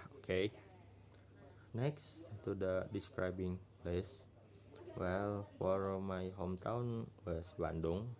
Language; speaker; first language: English; non-native, learner; Indonesian